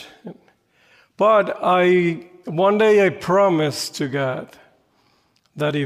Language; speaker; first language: English; non-native, fluent; Spanish